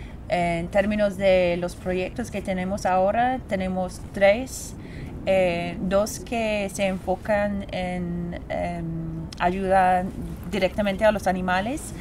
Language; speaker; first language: Spanish; non-native, fluent; English